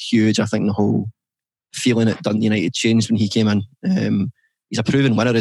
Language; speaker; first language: English; native; English